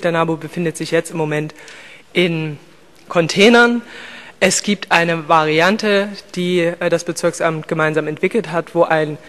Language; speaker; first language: German; native; German